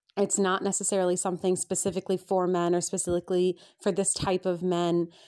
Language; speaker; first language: English; native; English